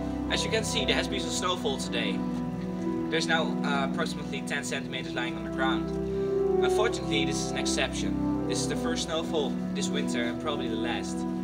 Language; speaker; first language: English; non-native, fluent; Dutch